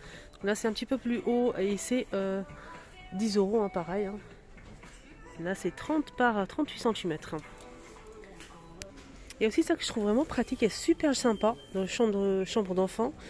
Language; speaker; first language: French; native; French